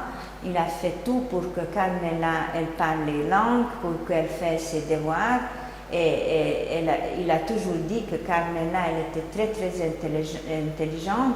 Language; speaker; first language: French; non-native, fluent; Hungarian